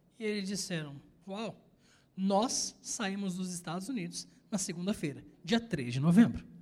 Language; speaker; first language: Portuguese; native; Portuguese